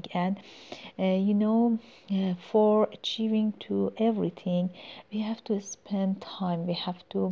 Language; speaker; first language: English; non-native, learner; Persian